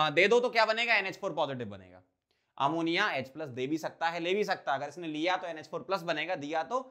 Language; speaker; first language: Hindi; native; Hindi